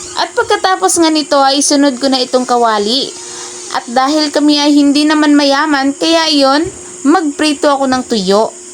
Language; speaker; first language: Filipino; non-native, local second language; Cebuano